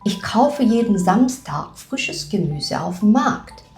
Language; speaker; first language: German; non-native, fluent; Korean